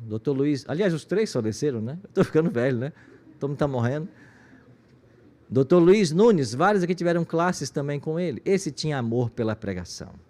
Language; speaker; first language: Portuguese; native; Portuguese